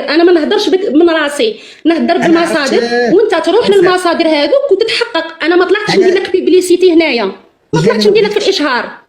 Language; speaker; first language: Arabic; native; Arabic